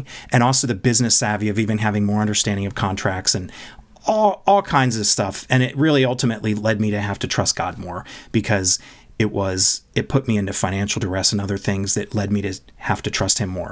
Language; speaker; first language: English; native; English